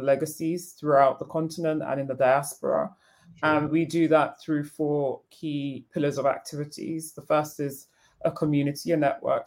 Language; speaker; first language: English; non-native, local second language; Yoruba